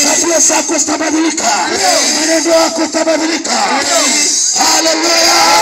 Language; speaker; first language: Swahili; native; Swahili